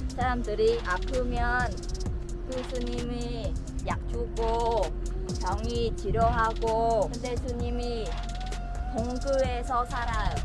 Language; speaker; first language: Korean; non-native, learner; Vietnamese